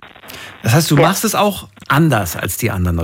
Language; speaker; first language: German; native; German